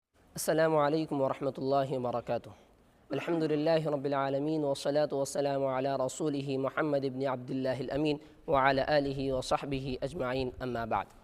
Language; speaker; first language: Arabic; non-native, learner; Urdu